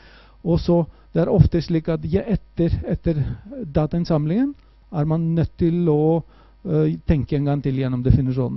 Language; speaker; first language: Norwegian; non-native, fluent; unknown